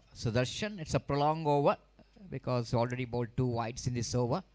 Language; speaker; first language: English; non-native, local second language; Kannada